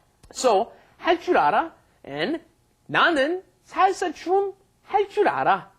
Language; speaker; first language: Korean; non-native, fluent; English